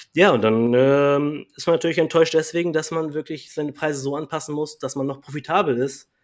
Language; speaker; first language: German; native; German